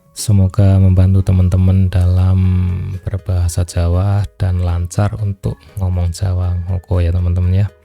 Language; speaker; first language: Indonesian; non-native, local second language; Javanese